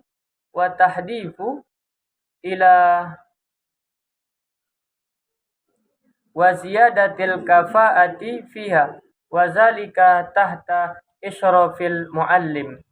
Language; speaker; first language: Arabic; non-native, learner; Indonesian